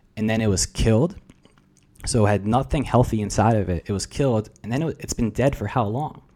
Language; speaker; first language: English; early bilingual, other home language; Russian